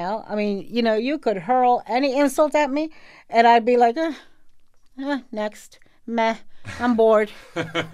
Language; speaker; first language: English; native; English